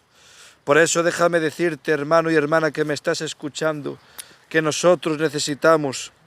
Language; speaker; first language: Spanish; native; Spanish